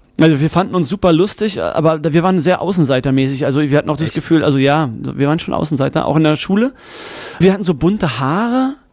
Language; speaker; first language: German; native; German